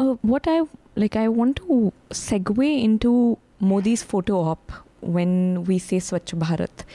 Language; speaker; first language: English; non-native, local second language; Hindi